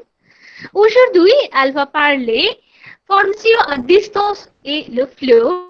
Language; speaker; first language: French; non-native, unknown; Bangla